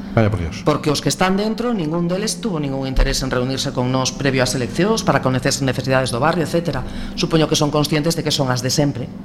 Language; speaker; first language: Galician; native; Galician